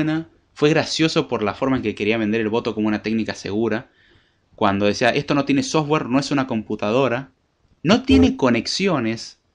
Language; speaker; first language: Spanish; native; Spanish